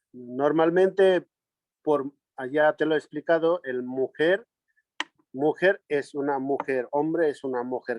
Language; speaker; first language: Spanish; non-native, learner; Nepali